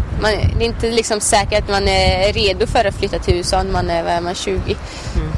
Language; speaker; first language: Swedish; early bilingual, other home language; Albanian